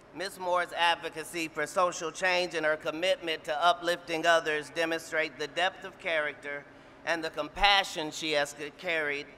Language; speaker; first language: English; native; English